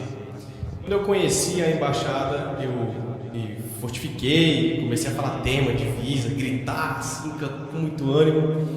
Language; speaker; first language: Portuguese; native; Portuguese